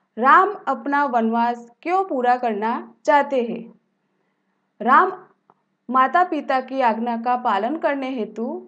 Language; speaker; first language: Hindi; non-native, local second language; Gujarati